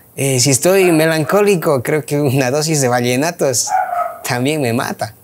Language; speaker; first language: Spanish; native; Spanish